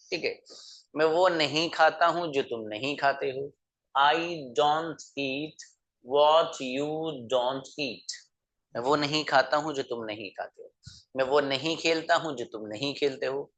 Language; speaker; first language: Hindi; native; Hindi